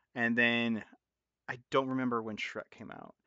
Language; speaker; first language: English; native; English